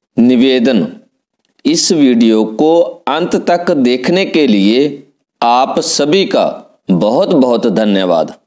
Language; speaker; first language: Hindi; non-native, local second language; Punjabi